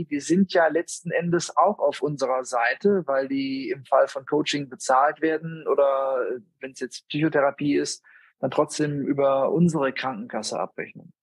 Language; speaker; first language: German; native; German